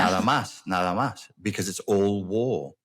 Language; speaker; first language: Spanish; non-native, learner; English